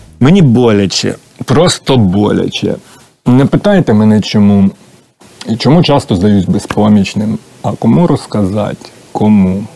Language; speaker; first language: Ukrainian; native; Ukrainian